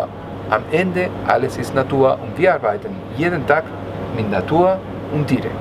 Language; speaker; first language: German; non-native, learner; Spanish